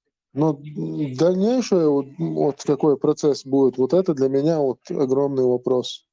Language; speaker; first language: Russian; non-native, local second language; Chechen